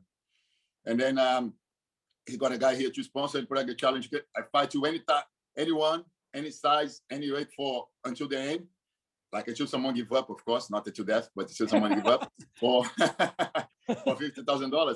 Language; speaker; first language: English; non-native, fluent; Portuguese